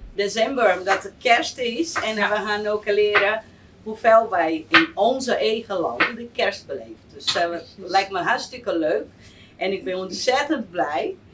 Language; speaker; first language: Dutch; non-native, fluent; Portuguese